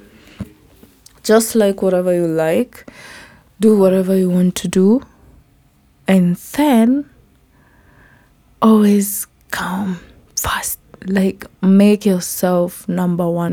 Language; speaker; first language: English; non-native, local second language; Meru